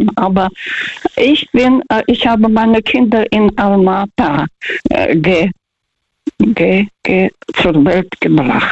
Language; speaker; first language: German; non-native, learner; Russian